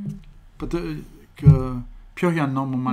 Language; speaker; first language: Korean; non-native, fluent; English